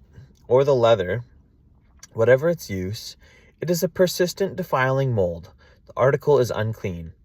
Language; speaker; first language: English; native; English